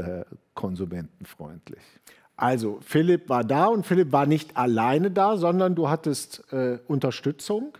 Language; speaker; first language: German; native; German